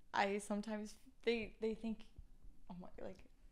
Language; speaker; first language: English; non-native, fluent; Chinese